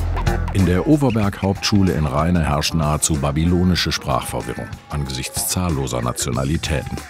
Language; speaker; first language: German; native; German